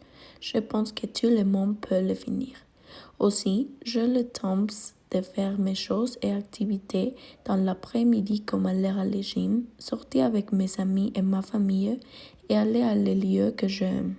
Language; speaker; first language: French; non-native, learner; Spanish